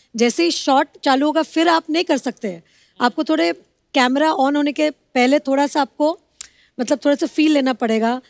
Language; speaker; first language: Hindi; non-native, local second language; Bangla